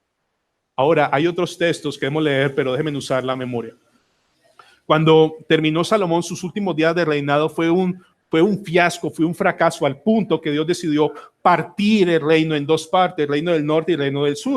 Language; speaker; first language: Spanish; native; Spanish